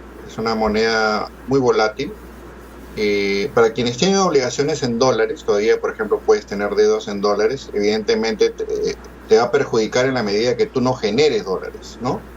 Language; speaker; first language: Spanish; native; Spanish